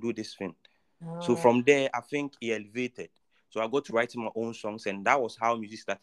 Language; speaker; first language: English; non-native, local second language; Akan